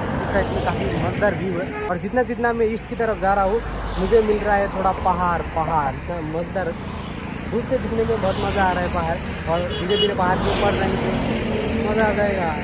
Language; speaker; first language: Hindi; non-native, local second language; Assamese